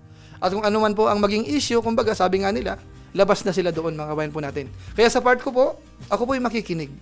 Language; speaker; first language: Filipino; native; Filipino